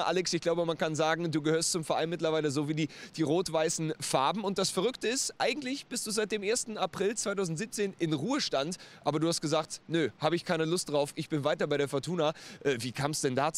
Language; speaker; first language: German; native; German